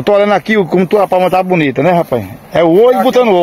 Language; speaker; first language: Portuguese; native; Portuguese